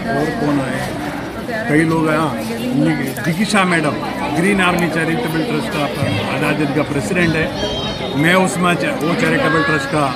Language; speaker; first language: Hindi; non-native, local second language; Gujarati